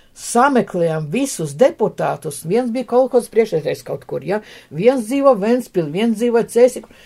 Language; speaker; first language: Latvian; non-native, local second language; Russian